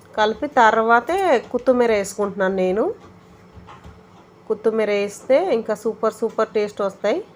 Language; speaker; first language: Telugu; native; Telugu